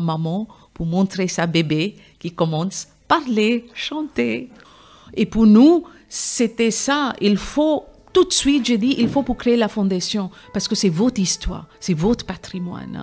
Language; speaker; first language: French; non-native, fluent; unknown